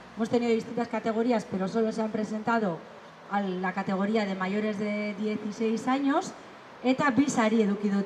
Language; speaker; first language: Spanish; native; Spanish